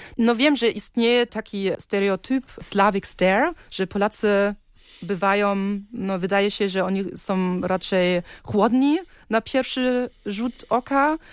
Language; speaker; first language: Polish; early bilingual, heritage; Polish